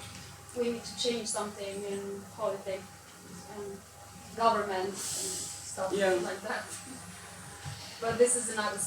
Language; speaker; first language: English; non-native, learner; Romanian